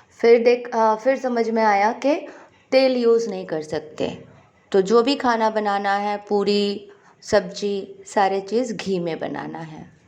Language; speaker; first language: Hindi; non-native, local second language; Bangla